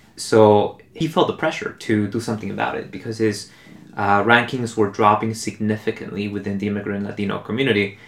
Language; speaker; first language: English; early bilingual, other home language; Spanish